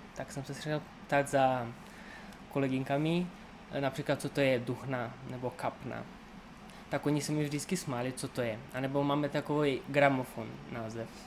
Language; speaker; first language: Czech; non-native, fluent; Romanian